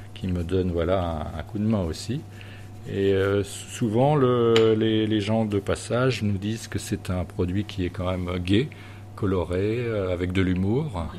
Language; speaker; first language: French; native; French